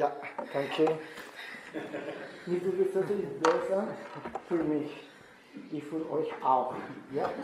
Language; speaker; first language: German; non-native, learner; Spanish